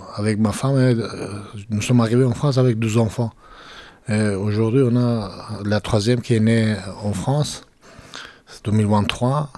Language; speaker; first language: French; non-native, fluent; Georgian